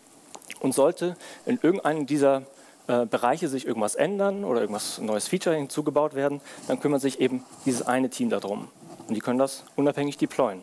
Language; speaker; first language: German; native; German